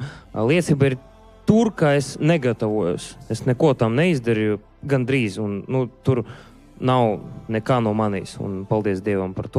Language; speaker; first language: Latvian; non-native, local second language; Russian